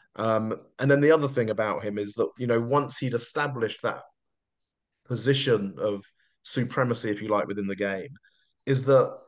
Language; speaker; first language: English; native; English